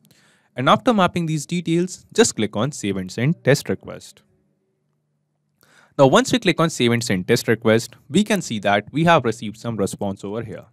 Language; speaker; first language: English; non-native, local second language; Hindi